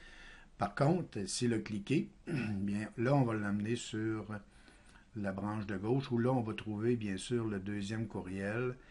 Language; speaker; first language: French; native; French